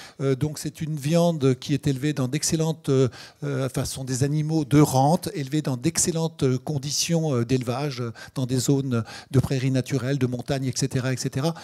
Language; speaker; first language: French; native; French